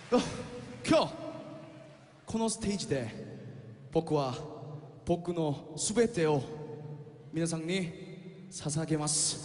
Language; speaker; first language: Japanese; non-native, fluent; Korean